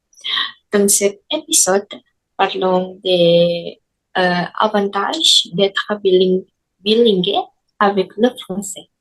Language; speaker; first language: French; non-native, learner; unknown